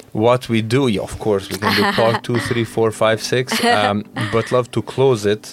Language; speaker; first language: English; non-native, fluent; Albanian